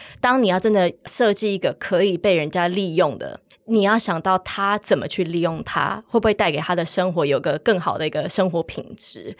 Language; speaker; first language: Chinese; early bilingual, heritage; Chinese